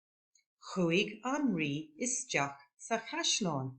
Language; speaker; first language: Irish; non-native, local second language; English